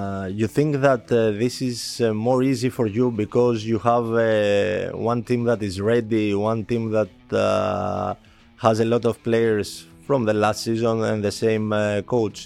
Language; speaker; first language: English; non-native, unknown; Greek